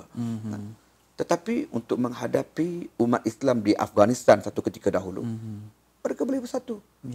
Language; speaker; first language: Malay; native; Malay